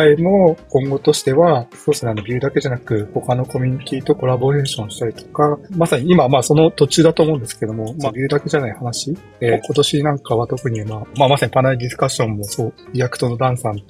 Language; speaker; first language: Japanese; native; Japanese